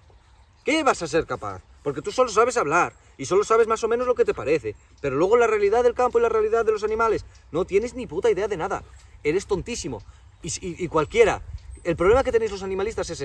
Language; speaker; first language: Spanish; native; Spanish